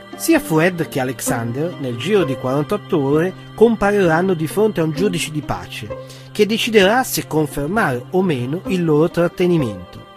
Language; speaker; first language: Italian; native; Italian